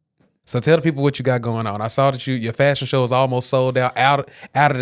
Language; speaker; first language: English; native; English